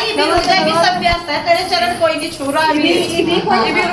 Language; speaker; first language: Hindi; native; Hindi